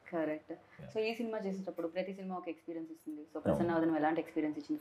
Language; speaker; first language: Telugu; native; Telugu